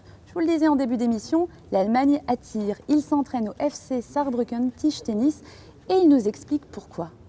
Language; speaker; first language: French; native; French